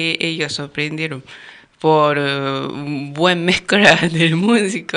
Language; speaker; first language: Spanish; non-native, learner; Japanese